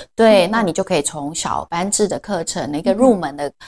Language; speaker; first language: Chinese; native; Chinese